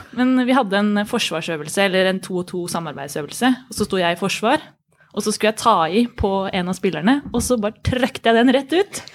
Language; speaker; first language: Norwegian; native; Norwegian